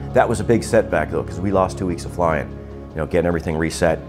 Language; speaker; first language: English; native; English